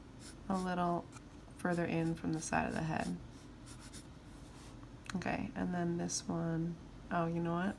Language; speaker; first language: English; native; English